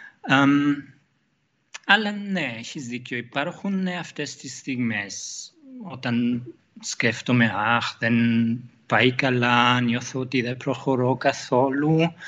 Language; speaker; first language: Greek; non-native, fluent; German